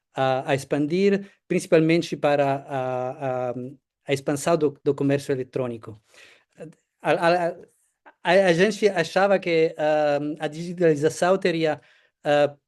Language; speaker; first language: Portuguese; non-native, fluent; Italian